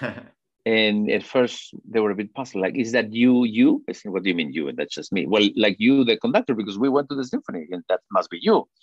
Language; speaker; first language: English; non-native, fluent; Spanish